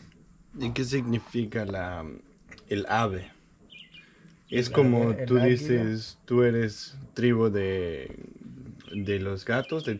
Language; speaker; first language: Spanish; non-native, learner; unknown